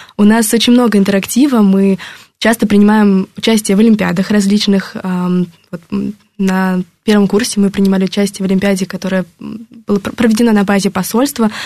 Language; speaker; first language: Russian; native; Russian